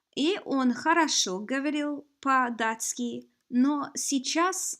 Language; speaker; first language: Russian; non-native, fluent; English